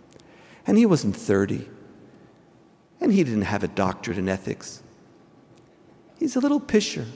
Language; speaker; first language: English; native; English